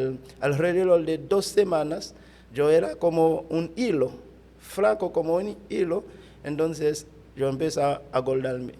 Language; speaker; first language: Spanish; non-native, fluent; Haitian Creole